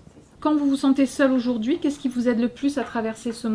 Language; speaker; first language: French; native; French